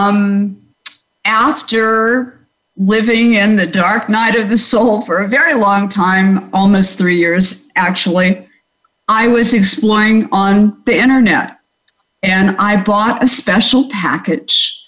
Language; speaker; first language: English; native; English